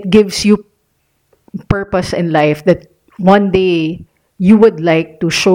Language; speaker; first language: English; non-native, local second language; Filipino